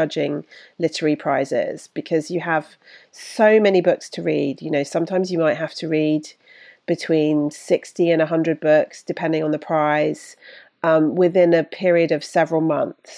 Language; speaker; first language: English; native; English